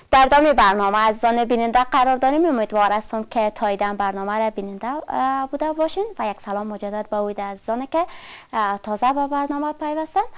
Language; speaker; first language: Persian; native; Persian